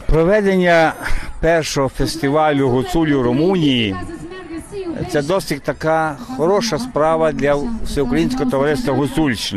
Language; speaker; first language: Ukrainian; native; Ukrainian